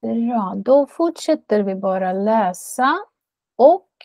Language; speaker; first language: Swedish; non-native, fluent; Russian